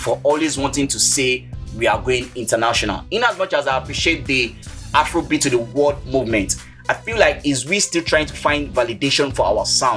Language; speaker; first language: English; non-native, local second language; Yoruba